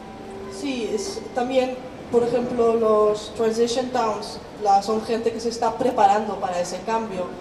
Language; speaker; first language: Spanish; non-native, fluent; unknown